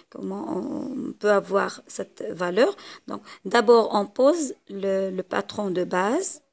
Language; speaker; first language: French; non-native, local second language; Arabic